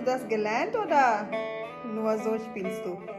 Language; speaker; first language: German; non-native, learner; Urdu